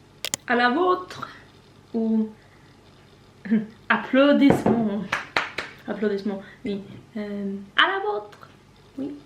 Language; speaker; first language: French; non-native, learner; Norwegian